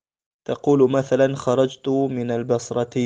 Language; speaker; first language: Arabic; non-native, fluent; Indonesian